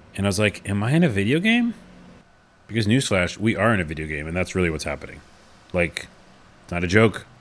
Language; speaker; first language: English; native; English